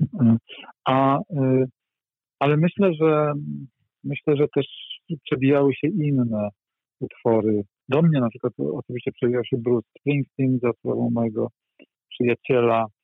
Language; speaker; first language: Polish; native; Polish